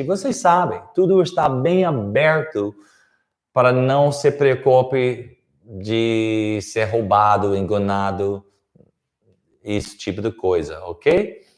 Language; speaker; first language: Portuguese; non-native, fluent; English